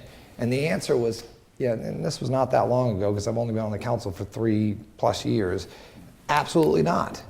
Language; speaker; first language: English; native; English